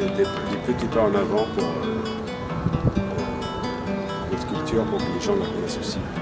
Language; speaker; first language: French; non-native, local second language; Kabyle